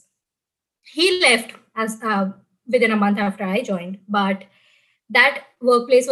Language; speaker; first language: English; non-native, local second language; Gujarati